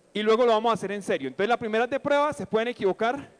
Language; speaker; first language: Spanish; native; Spanish